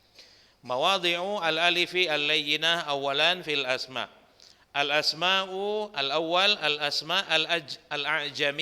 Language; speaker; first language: Arabic; non-native, fluent; Indonesian